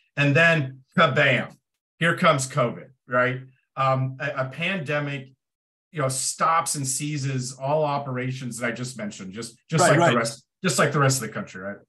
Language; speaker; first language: English; native; English